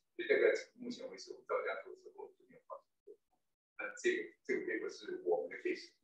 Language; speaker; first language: Chinese; native; Chinese